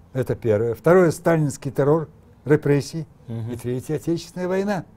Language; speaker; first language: Russian; native; Russian